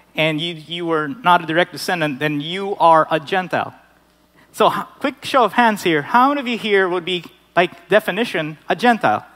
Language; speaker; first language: English; non-native, local second language; Filipino